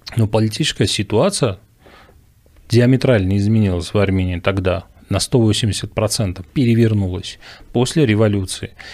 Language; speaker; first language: Russian; non-native, local second language; Armenian